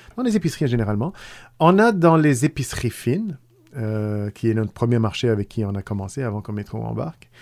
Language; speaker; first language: French; non-native, local second language; Arabic